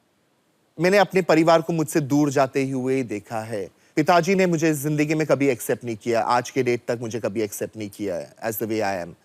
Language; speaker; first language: Hindi; native; Hindi